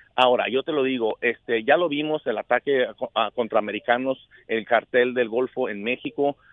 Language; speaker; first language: Spanish; early bilingual, heritage; Spanish